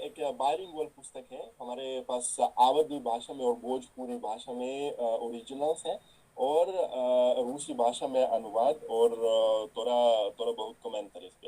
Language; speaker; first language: Hindi; non-native, fluent; Russian